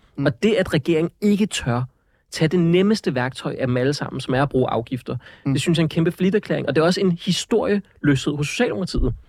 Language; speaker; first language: Danish; early bilingual, other home language; Central Kurdish